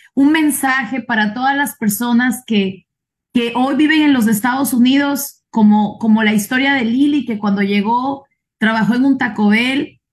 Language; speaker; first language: Spanish; native; Spanish